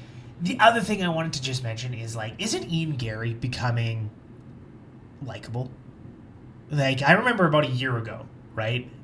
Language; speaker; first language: English; native; English